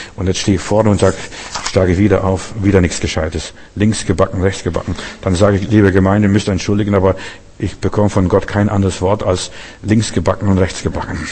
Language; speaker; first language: German; early bilingual, heritage; German